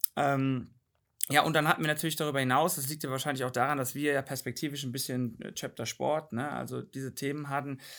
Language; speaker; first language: German; native; German